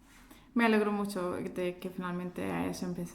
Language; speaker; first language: Spanish; non-native, fluent; Azerbaijani